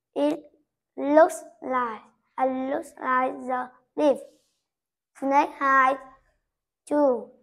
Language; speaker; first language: English; non-native, learner; Vietnamese